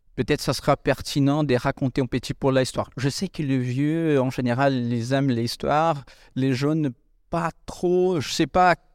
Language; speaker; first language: French; non-native, fluent; Portuguese